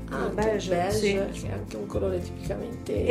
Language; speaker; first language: Italian; native; Italian